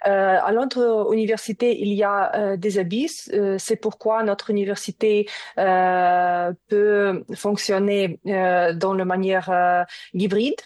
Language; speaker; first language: French; non-native, learner; Ukrainian